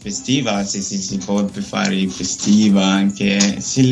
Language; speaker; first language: Italian; non-native, learner; Nigerian Pidgin